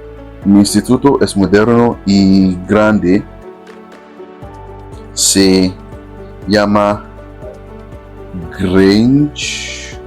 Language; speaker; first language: Spanish; non-native, fluent; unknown